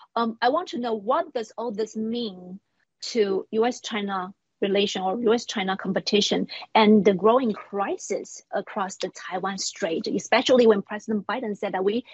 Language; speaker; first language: English; non-native, fluent; Chinese